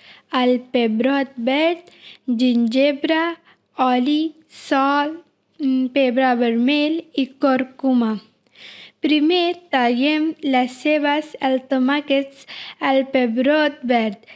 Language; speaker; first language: Catalan; non-native, learner; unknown